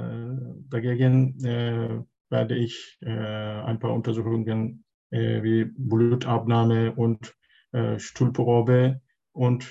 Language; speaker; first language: German; non-native, learner; Turkish